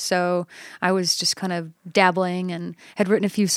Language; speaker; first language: English; native; English